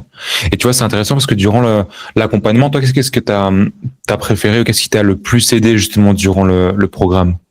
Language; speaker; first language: French; native; French